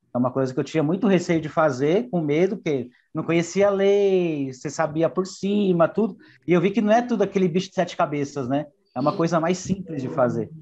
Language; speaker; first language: Portuguese; native; Portuguese